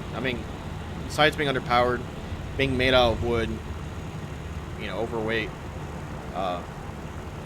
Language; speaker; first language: English; native; English